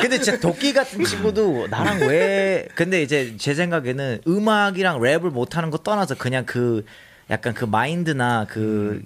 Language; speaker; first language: Korean; early bilingual, other home language; English